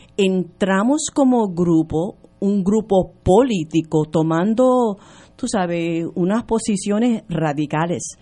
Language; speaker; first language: Spanish; early bilingual, heritage; Spanish